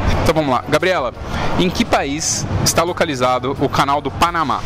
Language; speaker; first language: Portuguese; native; Portuguese